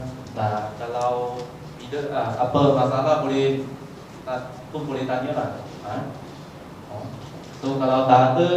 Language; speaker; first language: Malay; non-native, local second language; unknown